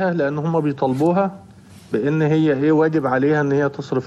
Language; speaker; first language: Arabic; native; Arabic